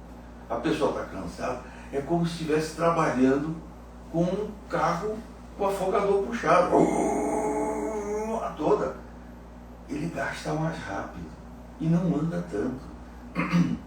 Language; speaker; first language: Portuguese; native; Portuguese